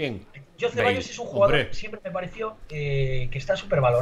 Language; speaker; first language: Spanish; native; Spanish